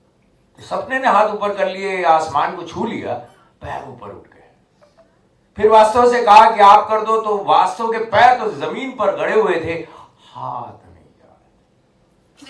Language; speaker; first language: Hindi; native; Hindi